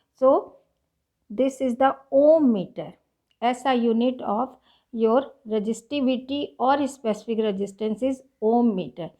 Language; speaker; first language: English; non-native, local second language; Hindi